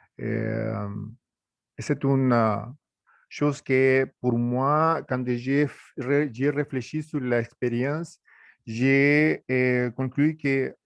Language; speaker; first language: French; non-native, fluent; Spanish